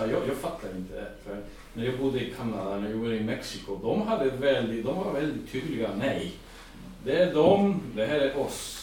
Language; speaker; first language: Swedish; non-native, fluent; English